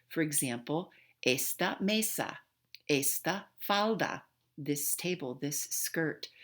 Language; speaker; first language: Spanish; non-native, fluent; English